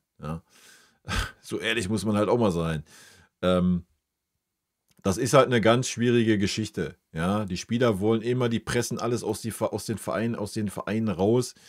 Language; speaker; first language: German; native; German